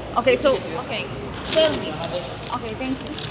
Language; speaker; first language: English; non-native, learner; Polish